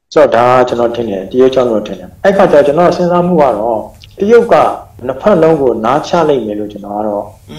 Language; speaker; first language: Burmese; non-native, local second language; Shan